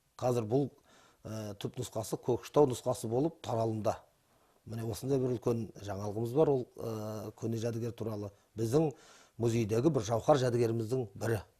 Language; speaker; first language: Kazakh; native; Kazakh